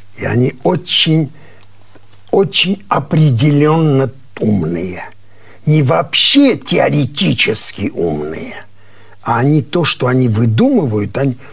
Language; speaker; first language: Russian; non-native, local second language; Armenian